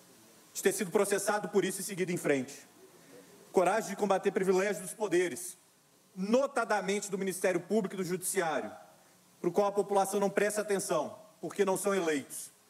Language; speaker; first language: Portuguese; native; Portuguese